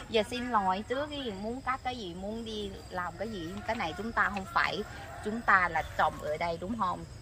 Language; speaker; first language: Vietnamese; non-native, learner; Thai